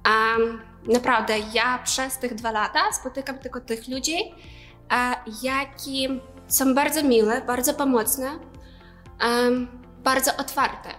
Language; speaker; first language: Polish; non-native, learner; Ukrainian